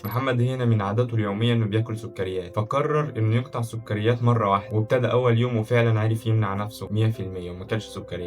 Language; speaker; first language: Arabic; native; Arabic